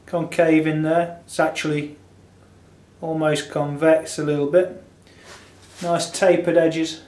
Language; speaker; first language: English; native; English